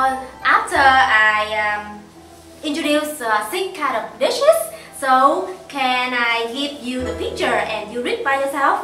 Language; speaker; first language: English; non-native, fluent; Vietnamese